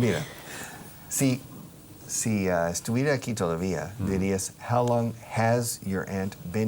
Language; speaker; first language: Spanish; non-native, fluent; English